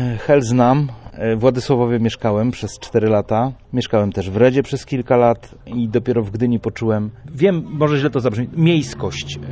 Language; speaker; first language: Polish; native; Polish